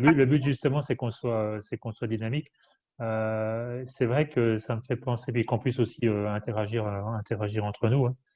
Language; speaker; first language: French; native; French